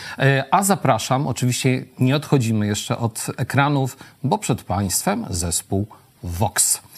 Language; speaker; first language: Polish; native; Polish